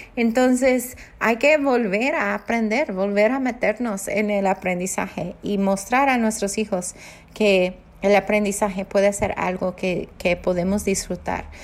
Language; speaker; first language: Spanish; non-native, fluent; English